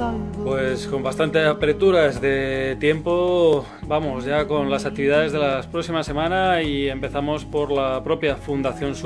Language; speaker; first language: Spanish; native; Spanish